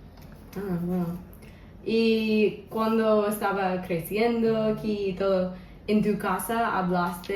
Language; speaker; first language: Spanish; non-native, local second language; English